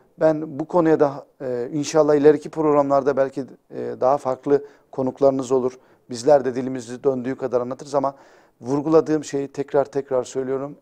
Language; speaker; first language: Turkish; native; Turkish